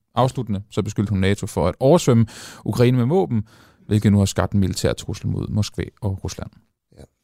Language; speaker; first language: Danish; native; Danish